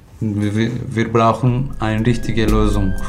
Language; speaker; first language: German; non-native, learner; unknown